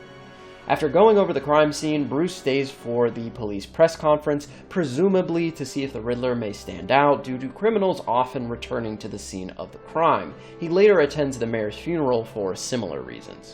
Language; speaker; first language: English; native; English